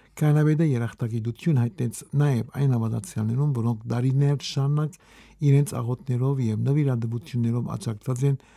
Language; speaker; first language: Armenian; native; Armenian